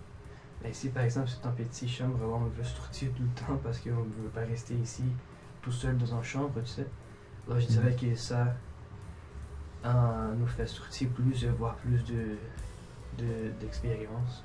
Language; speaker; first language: French; non-native, fluent; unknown